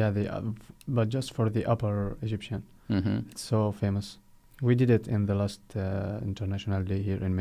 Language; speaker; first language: English; non-native, fluent; Arabic